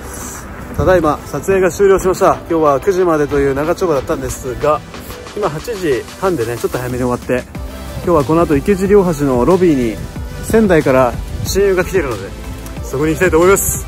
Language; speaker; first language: Japanese; native; Japanese